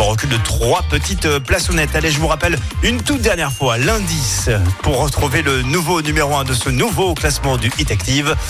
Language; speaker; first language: French; native; French